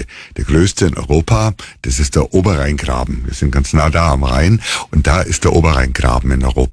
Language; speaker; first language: German; native; German